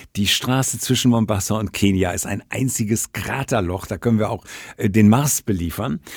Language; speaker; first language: German; native; German